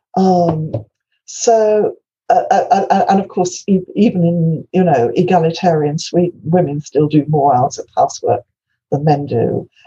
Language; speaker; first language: English; non-native, local second language; Welsh